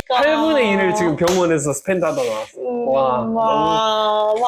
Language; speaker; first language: Korean; native; Korean